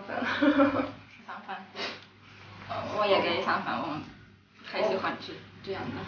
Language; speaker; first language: Chinese; non-native, learner; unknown